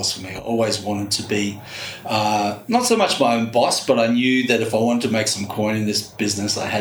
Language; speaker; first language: English; native; English